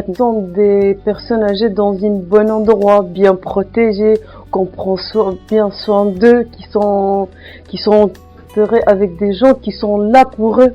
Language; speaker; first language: French; non-native, fluent; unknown